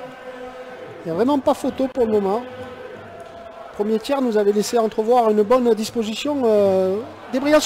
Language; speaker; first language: French; native; French